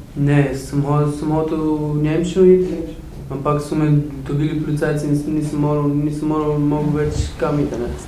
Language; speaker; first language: Slovenian; non-native, learner; Albanian